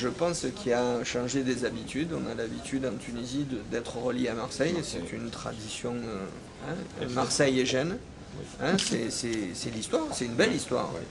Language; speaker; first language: French; native; French